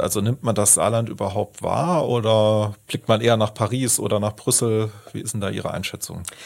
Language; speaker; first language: German; native; German